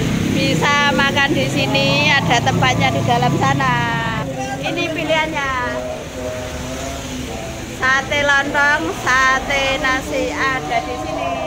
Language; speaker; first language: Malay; non-native, local second language; Javanese